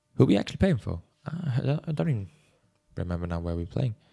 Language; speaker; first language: English; non-native, fluent; Swiss German